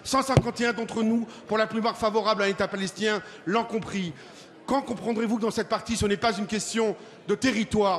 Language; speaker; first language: French; native; French